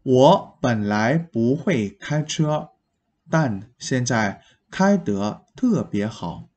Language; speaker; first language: Chinese; non-native, fluent; Vietnamese